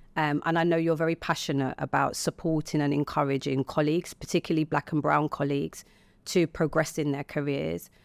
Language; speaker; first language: English; native; English